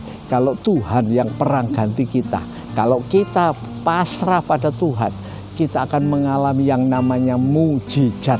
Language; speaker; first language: Indonesian; native; Indonesian